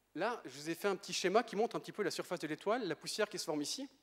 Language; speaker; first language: French; native; French